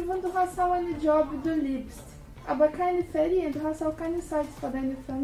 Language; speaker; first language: German; non-native, learner; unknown